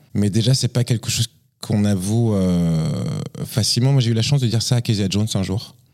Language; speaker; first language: French; native; French